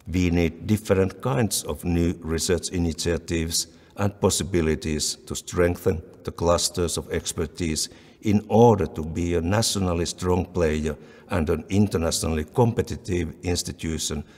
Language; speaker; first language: English; non-native, fluent; Finnish